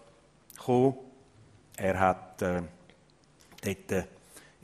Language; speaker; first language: German; native; German